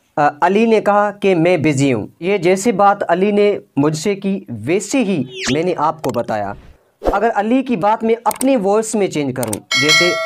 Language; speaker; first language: Urdu; non-native, local second language; Sindhi